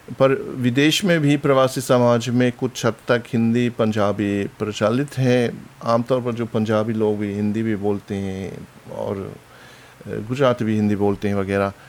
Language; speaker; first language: Hindi; non-native, fluent; German